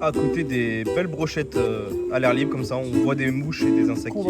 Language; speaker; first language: French; native; French